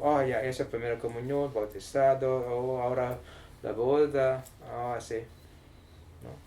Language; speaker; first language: Spanish; non-native, learner; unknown